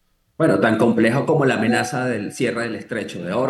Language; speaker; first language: Spanish; native; Spanish